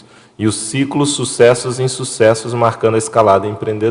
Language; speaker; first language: Portuguese; native; Portuguese